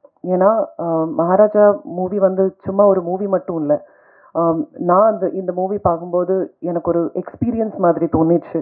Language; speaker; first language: Tamil; non-native, fluent; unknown